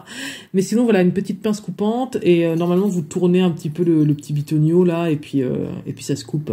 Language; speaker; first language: French; native; French